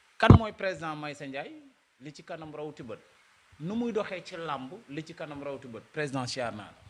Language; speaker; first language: Wolof; native; Wolof